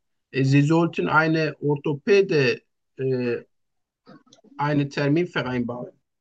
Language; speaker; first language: German; non-native, learner; Turkish